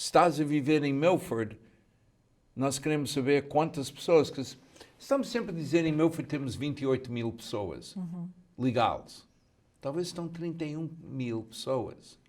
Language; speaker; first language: Portuguese; early bilingual, heritage; Portuguese